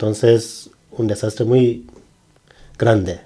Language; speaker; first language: Spanish; non-native, learner; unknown